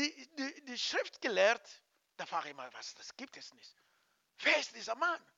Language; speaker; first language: German; non-native, learner; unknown